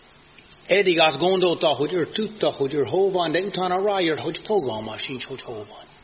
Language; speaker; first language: Hungarian; non-native, fluent; English